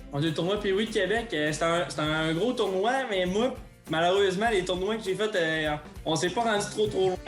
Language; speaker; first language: French; native; French